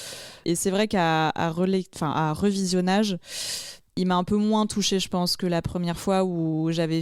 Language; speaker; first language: French; native; French